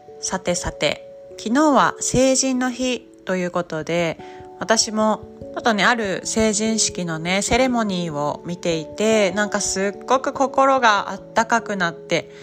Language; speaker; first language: Japanese; native; Japanese